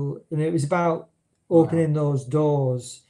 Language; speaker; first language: English; native; English